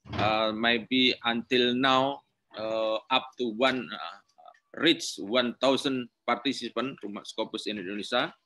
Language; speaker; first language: English; non-native, learner; Indonesian